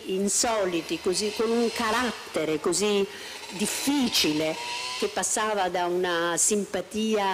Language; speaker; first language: Italian; native; Italian